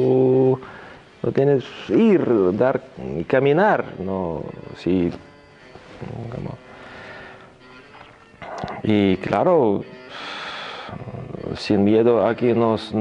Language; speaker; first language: Spanish; non-native, learner; Russian